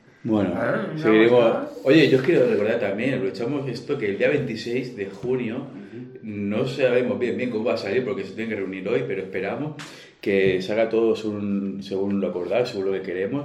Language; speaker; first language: Spanish; native; Spanish